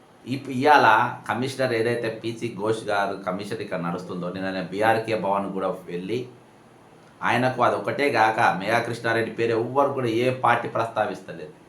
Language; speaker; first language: Telugu; native; Telugu